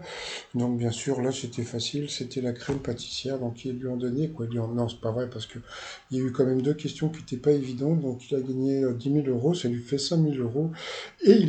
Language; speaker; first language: French; native; French